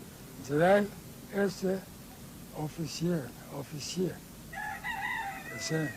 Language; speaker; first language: German; non-native, learner; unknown